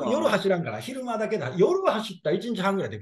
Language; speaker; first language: Japanese; native; Japanese